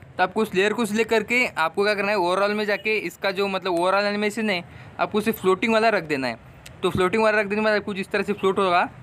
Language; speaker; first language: Hindi; non-native, local second language; Marathi